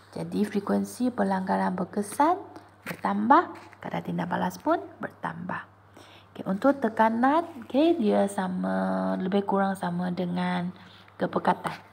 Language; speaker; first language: Malay; non-native, local second language; Chinese